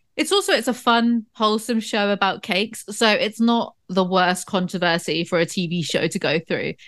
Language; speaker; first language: English; native; English